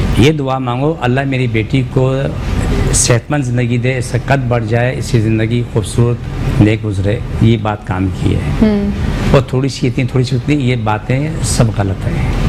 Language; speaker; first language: Urdu; non-native, local second language; Pashto